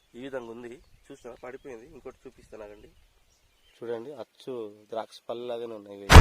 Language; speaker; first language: Telugu; non-native, local second language; Odia